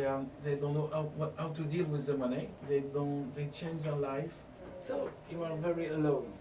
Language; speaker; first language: English; non-native, fluent; French